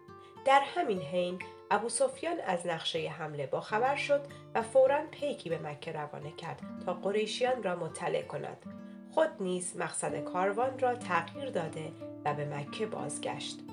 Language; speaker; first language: Persian; native; Persian